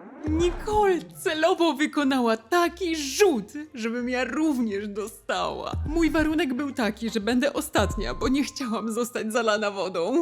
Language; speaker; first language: Polish; non-native, fluent; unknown